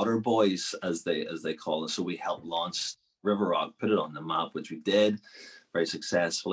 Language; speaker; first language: English; native; English